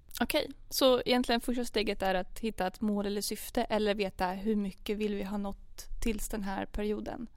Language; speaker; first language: Swedish; native; Swedish